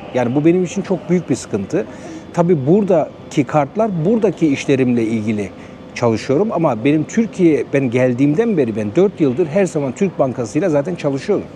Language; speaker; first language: Turkish; native; Turkish